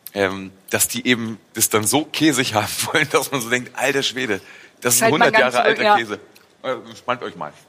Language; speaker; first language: German; native; German